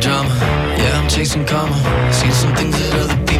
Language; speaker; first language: Italian; native; Italian